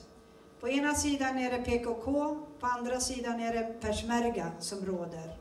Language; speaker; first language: Swedish; early bilingual, other home language; Turoyo